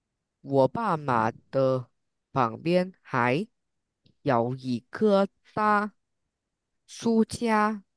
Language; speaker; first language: Chinese; non-native, learner; Vietnamese